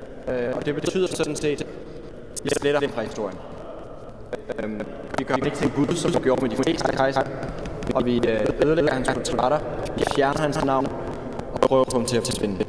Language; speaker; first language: Danish; native; Danish